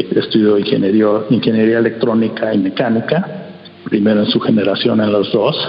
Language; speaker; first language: Spanish; early bilingual, heritage; Spanish